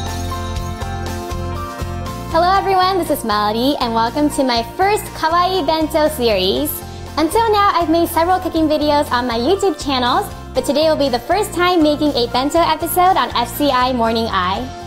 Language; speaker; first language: English; early bilingual, other home language; Japanese